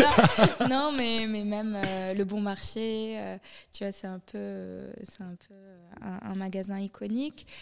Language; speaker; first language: French; non-native, local second language; Arabic